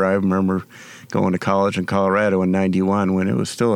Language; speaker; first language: English; native; English